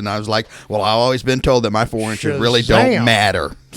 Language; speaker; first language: English; native; English